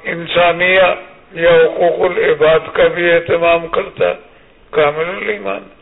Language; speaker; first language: Urdu; native; Urdu